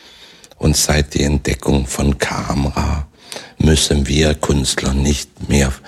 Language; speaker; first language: German; non-native, fluent; Swedish